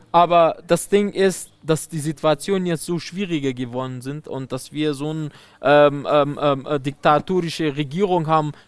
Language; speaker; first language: German; non-native, fluent; Persian